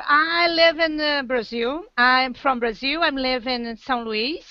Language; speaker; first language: English; non-native, learner; Portuguese